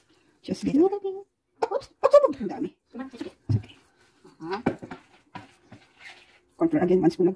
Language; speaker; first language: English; non-native, local second language; Filipino